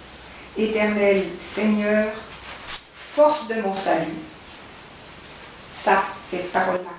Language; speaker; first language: French; native; French